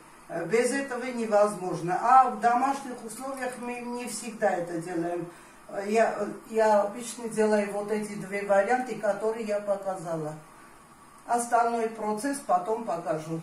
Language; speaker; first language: Russian; non-native, fluent; Armenian